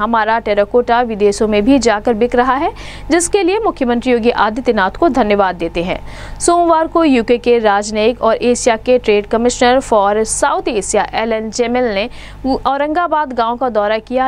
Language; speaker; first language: Hindi; native; Hindi